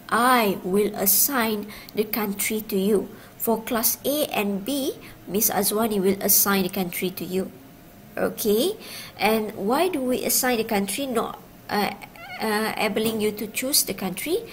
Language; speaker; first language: English; non-native, local second language; Malay